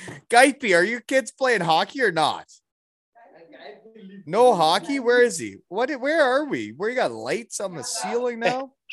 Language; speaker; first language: English; native; English